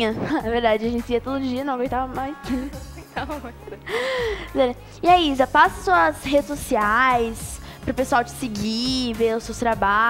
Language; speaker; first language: Portuguese; native; Portuguese